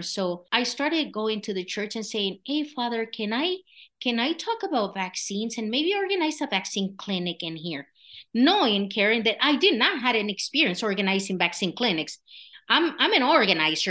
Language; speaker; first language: English; non-native, fluent; Spanish